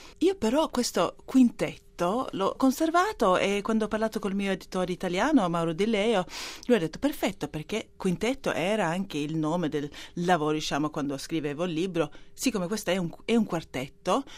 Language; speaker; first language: Italian; early bilingual, other home language; Swedish